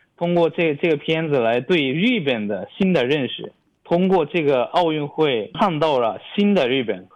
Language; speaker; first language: Chinese; non-native, fluent; Japanese